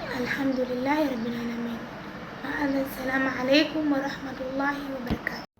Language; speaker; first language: Swahili; native; Swahili